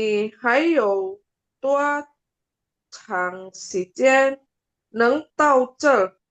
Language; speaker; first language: Chinese; non-native, learner; Indonesian